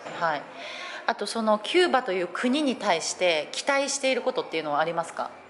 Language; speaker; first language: Japanese; native; Japanese